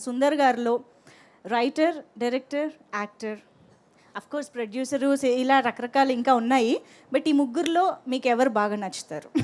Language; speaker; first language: Telugu; native; Telugu